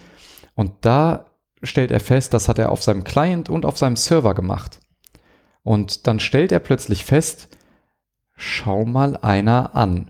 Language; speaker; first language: German; native; German